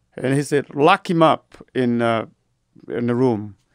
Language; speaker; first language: English; non-native, fluent; Rundi